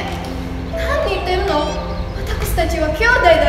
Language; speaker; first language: Japanese; non-native, learner; Indonesian